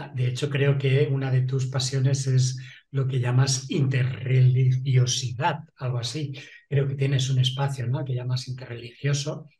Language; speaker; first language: Spanish; non-native, local second language; Catalan